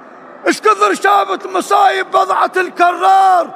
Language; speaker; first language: Arabic; native; Arabic